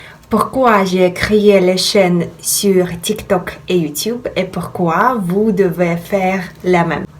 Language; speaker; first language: French; non-native, fluent; Russian